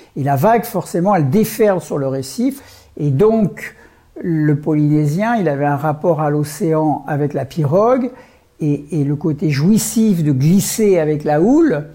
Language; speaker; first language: French; native; French